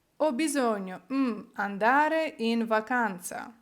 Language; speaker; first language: Italian; non-native, fluent; Ukrainian